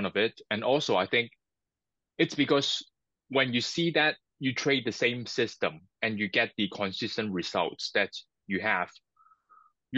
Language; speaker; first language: English; non-native, local second language; Cantonese